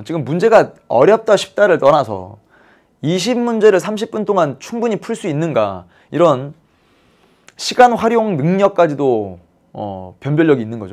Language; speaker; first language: Korean; native; Korean